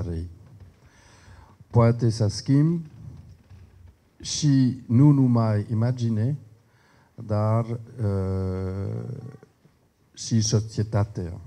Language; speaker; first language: Romanian; non-native, learner; French